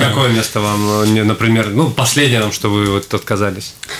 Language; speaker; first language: Russian; native; Russian